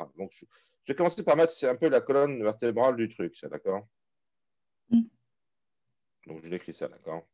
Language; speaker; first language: French; native; French